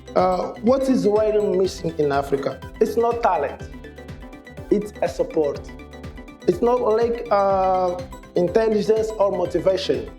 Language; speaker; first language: English; non-native, learner; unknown